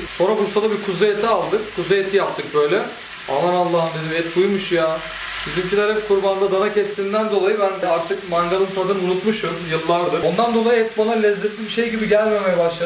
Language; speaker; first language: Turkish; native; Turkish